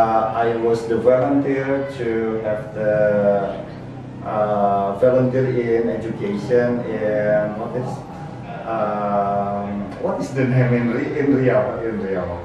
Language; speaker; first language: English; non-native, learner; Indonesian